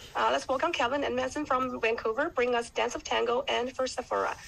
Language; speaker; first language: English; non-native, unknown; Chinese